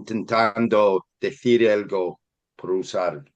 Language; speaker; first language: Spanish; non-native, fluent; English